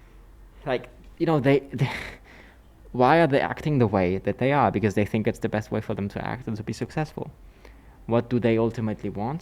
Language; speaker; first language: English; non-native, fluent; German